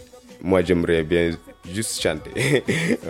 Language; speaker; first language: French; non-native, local second language; Wolof